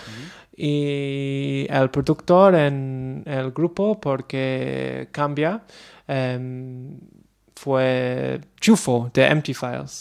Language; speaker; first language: Spanish; non-native, learner; English